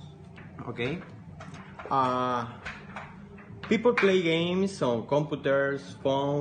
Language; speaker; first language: English; non-native, learner; Spanish